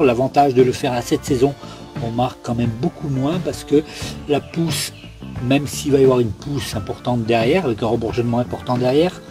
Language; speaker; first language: French; native; French